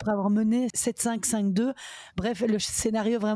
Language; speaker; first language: French; native; French